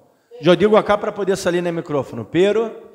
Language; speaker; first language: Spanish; non-native, fluent; Portuguese